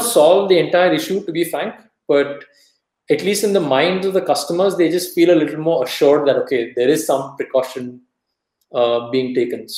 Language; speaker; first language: English; non-native, local second language; Kannada